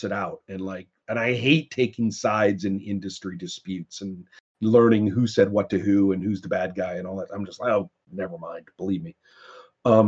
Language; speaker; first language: English; native; English